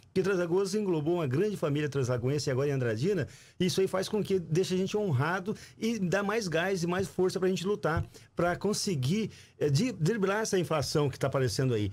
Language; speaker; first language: Portuguese; native; Portuguese